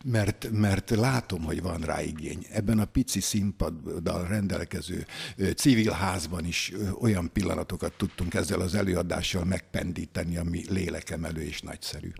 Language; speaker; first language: Hungarian; native; Hungarian